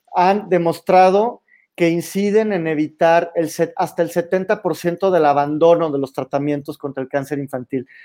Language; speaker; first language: Spanish; native; Spanish